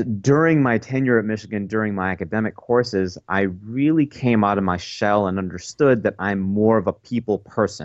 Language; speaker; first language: English; native; English